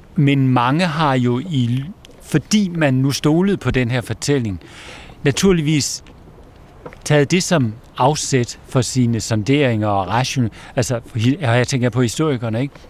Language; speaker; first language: Danish; native; Danish